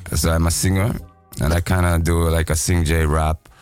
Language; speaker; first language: English; non-native, fluent; Japanese